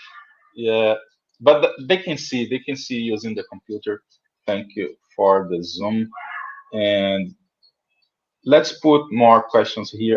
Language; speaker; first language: English; non-native, fluent; Portuguese